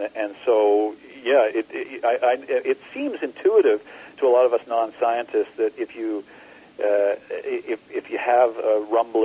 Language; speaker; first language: English; native; English